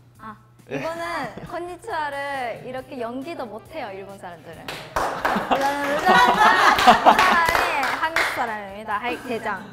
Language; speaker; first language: Korean; non-native, fluent; Japanese